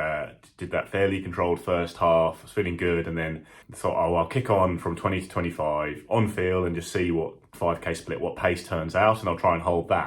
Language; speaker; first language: English; native; English